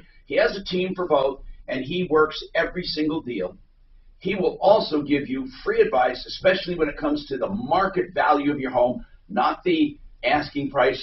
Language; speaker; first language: English; native; English